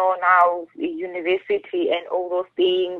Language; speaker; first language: English; non-native, local second language; Zulu